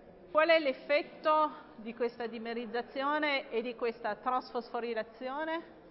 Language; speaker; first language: Italian; native; Italian